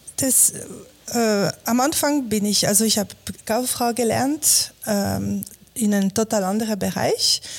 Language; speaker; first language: German; non-native, local second language; French